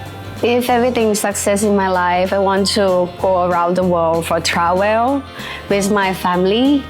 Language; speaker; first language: English; non-native, learner; Thai